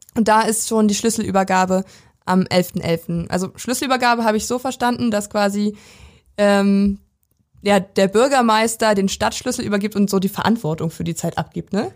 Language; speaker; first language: German; native; German